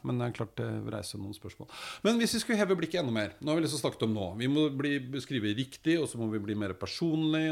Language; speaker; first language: Norwegian; native; Norwegian